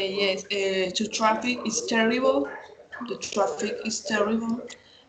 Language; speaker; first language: English; non-native, learner; Spanish